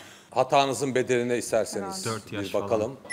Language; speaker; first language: Turkish; native; Turkish